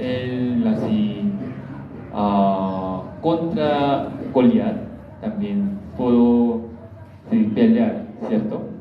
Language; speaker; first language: Spanish; non-native, learner; Korean